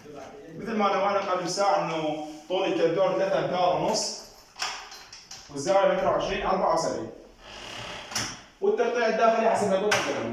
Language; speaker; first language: Arabic; native; Arabic